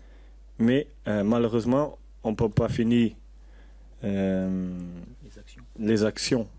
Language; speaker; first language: French; non-native, learner; Portuguese